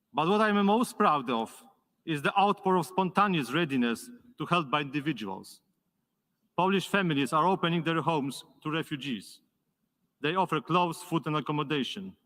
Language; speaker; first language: English; non-native, fluent; Polish